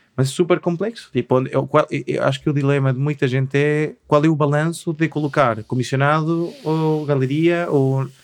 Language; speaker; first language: Portuguese; non-native, fluent; Spanish